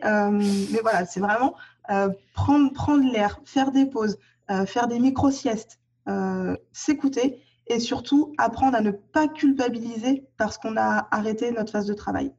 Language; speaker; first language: French; native; French